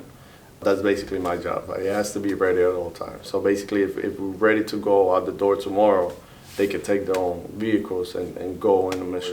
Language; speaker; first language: English; early bilingual, other home language; Spanish